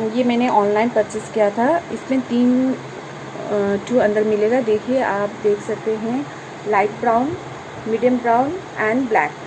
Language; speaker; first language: Hindi; non-native, local second language; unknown